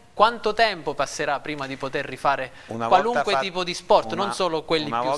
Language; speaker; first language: Italian; native; Italian